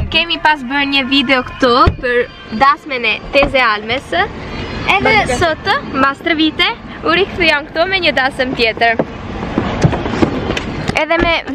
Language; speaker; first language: Albanian; early bilingual, heritage; Albanian